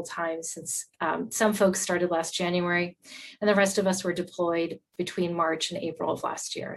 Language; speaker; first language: English; native; English